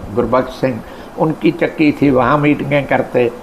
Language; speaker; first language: Hindi; non-native, local second language; Punjabi